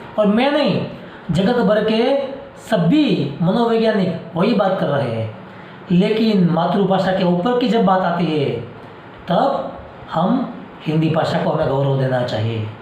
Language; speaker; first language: Hindi; non-native, local second language; Gujarati